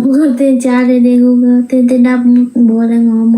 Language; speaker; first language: Indonesian; non-native, learner; Vietnamese